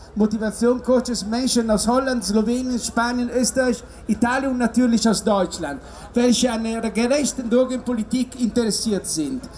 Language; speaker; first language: German; non-native, fluent; Italian